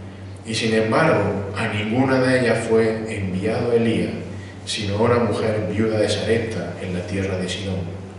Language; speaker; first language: Spanish; native; Spanish